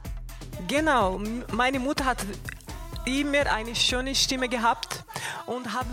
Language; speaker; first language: German; non-native, learner; Portuguese